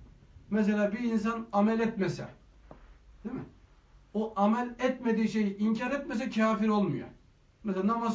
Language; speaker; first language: Turkish; native; Turkish